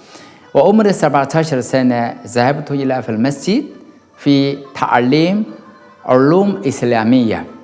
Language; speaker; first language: Arabic; non-native, learner; Chinese